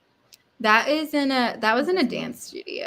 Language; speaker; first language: English; native; English